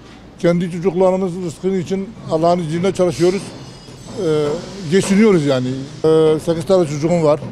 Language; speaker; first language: Turkish; non-native, local second language; Kurdish